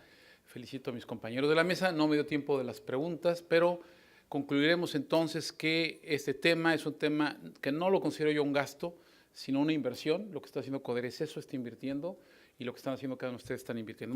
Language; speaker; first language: Spanish; native; Spanish